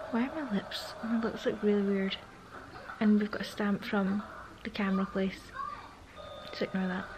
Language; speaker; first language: English; native; English